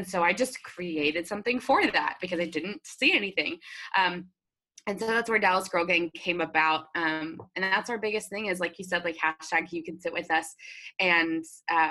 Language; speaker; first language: English; native; English